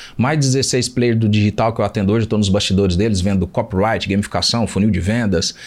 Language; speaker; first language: Portuguese; native; Portuguese